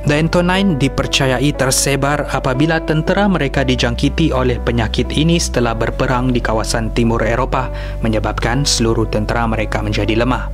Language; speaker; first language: Malay; native; Malay